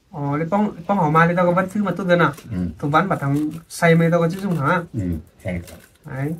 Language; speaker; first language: Vietnamese; native; Vietnamese